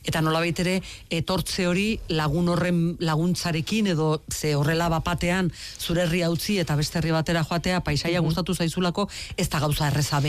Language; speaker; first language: Basque; native; Basque